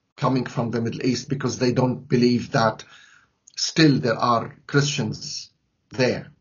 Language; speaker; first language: English; non-native, fluent; Arabic